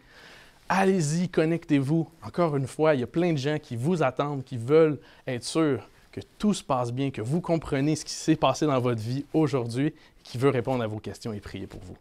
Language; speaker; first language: French; native; French